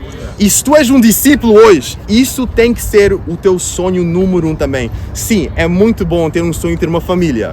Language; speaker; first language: Portuguese; non-native, fluent; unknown